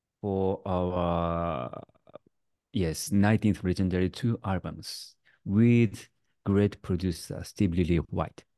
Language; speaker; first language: English; non-native, learner; Japanese